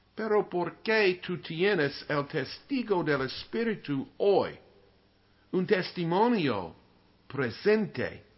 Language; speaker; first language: Spanish; non-native, learner; English